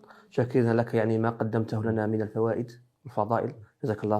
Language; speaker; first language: Arabic; native; Arabic